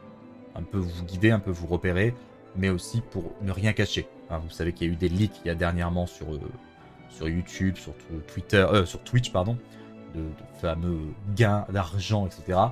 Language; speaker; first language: French; native; French